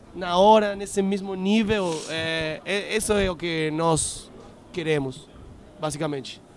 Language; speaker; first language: Portuguese; non-native, learner; Spanish